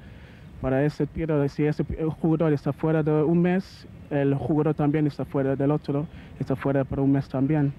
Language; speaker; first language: Spanish; non-native, learner; English